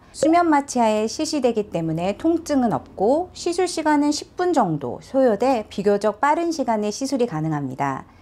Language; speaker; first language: Korean; native; Korean